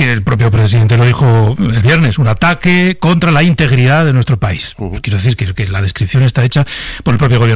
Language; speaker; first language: Spanish; native; Spanish